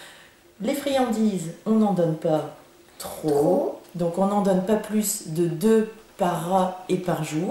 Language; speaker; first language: French; native; French